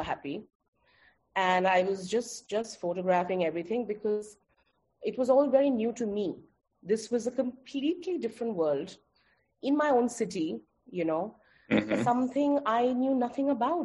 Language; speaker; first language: English; non-native, local second language; Bangla